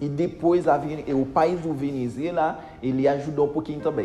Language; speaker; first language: Portuguese; non-native, learner; Haitian Creole